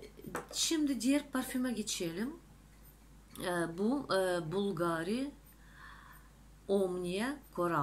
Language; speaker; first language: Turkish; non-native, fluent; Russian